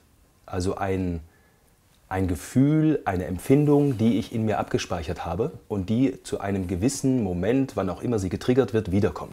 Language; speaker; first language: German; native; German